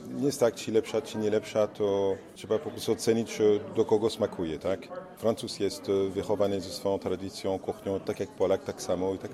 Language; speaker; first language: Polish; non-native, learner; French